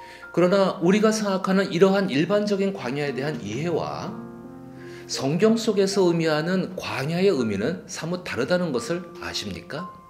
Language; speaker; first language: Korean; native; Korean